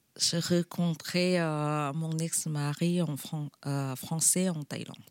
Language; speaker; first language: French; non-native, learner; Thai